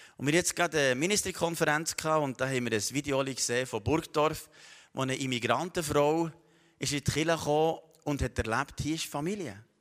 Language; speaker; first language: German; native; German